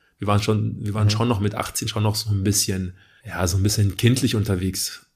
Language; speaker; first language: German; early bilingual, other home language; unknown